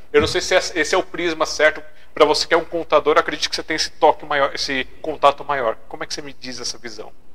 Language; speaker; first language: Portuguese; native; Portuguese